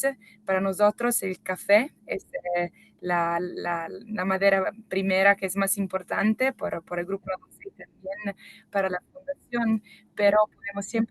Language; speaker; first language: Spanish; non-native, fluent; Italian